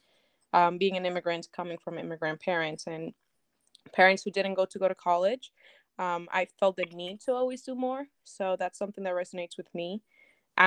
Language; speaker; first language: English; non-native, fluent; Spanish